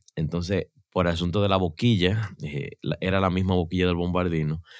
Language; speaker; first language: Spanish; native; Spanish